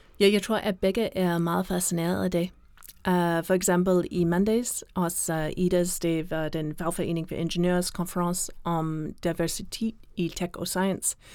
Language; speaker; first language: Danish; non-native, fluent; English